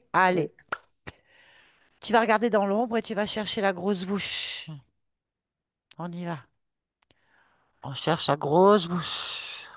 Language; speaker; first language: French; native; French